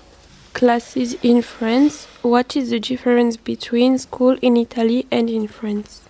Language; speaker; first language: English; non-native, learner; French